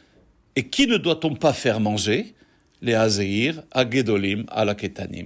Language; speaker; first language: French; native; French